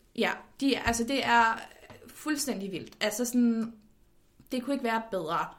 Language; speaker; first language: Danish; native; Danish